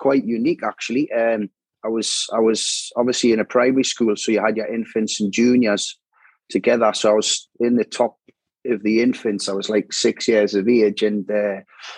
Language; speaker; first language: English; native; English